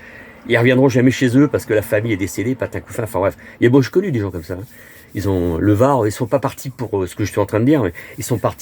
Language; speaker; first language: French; native; French